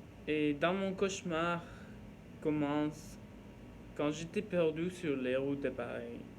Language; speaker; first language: French; non-native, learner; Norwegian